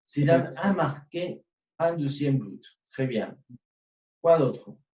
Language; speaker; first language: French; non-native, fluent; Spanish